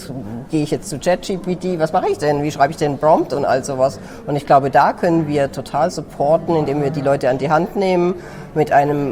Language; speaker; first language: German; native; German